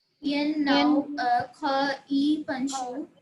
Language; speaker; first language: Chinese; non-native, learner; Hindi